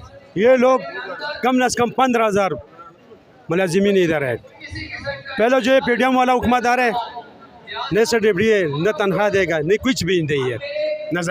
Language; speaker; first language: Hindi; non-native, local second language; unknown